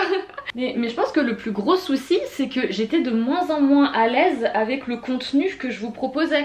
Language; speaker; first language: French; native; French